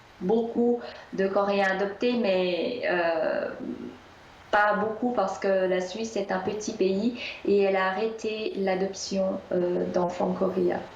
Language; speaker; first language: French; early bilingual, other home language; Korean